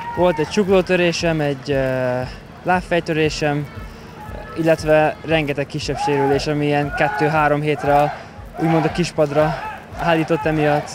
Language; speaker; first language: Hungarian; native; Hungarian